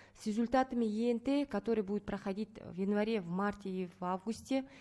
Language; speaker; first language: Russian; non-native, local second language; Kazakh